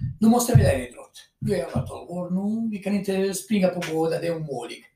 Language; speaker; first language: Swedish; non-native, fluent; Croatian